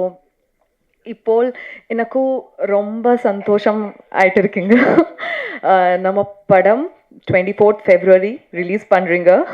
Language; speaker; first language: Tamil; non-native, learner; Bangla